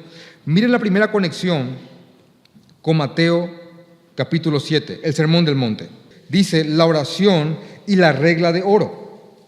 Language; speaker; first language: Spanish; native; Spanish